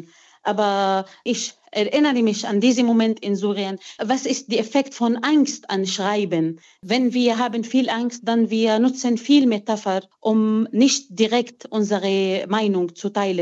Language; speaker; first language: German; non-native, fluent; Arabic